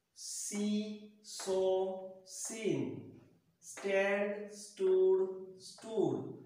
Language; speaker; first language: English; non-native, local second language; Gujarati